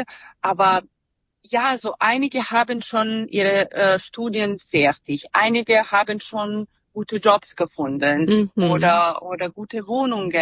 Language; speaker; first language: German; non-native, fluent; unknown